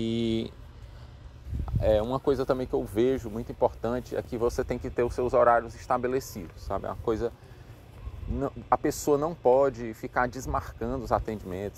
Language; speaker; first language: Portuguese; native; Portuguese